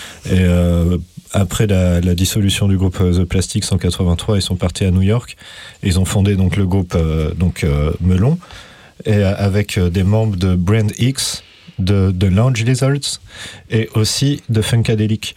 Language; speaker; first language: French; native; French